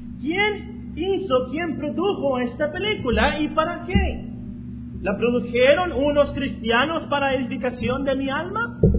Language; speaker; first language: Spanish; non-native, fluent; English